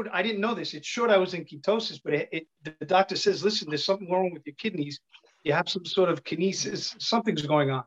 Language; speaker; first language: English; native; English